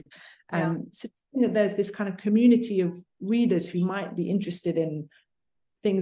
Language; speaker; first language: English; native; English